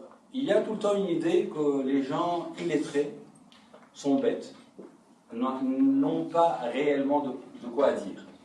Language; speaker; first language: French; non-native, fluent; Arabic